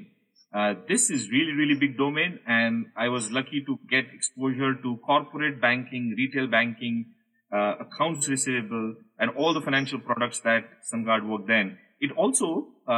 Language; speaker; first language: English; non-native, local second language; Hindi